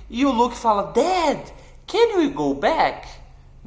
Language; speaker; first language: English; non-native, fluent; Portuguese